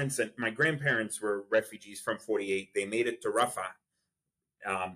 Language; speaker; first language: English; non-native, fluent; Arabic